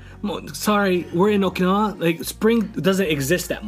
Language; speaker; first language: English; early bilingual, other home language; Japanese